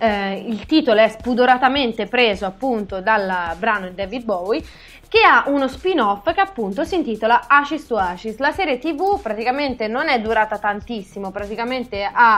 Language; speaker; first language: Italian; native; Italian